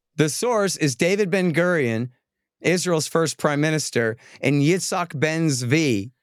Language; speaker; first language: English; native; English